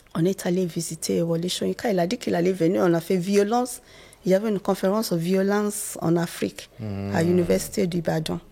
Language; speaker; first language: French; non-native, fluent; Yoruba